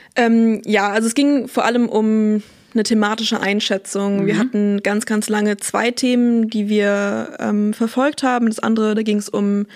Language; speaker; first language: German; native; German